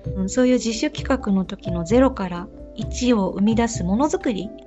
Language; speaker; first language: Japanese; native; Japanese